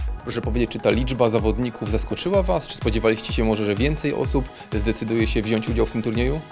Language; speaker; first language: Polish; native; Polish